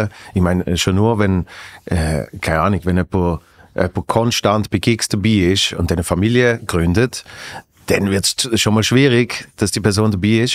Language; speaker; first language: German; native; German